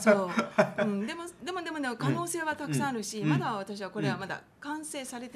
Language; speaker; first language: Japanese; native; Japanese